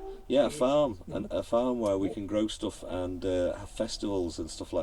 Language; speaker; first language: English; native; English